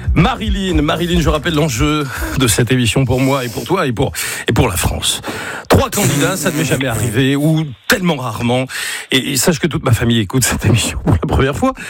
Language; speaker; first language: French; native; French